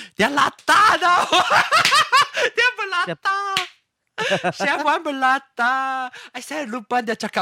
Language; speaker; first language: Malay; non-native, local second language; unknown